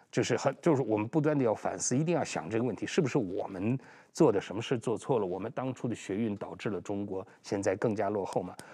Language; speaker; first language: Chinese; non-native, local second language; Uyghur